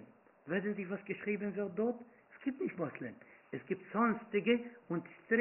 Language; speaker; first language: German; non-native, fluent; Arabic